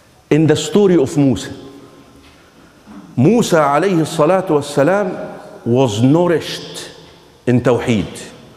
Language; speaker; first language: English; non-native, fluent; Arabic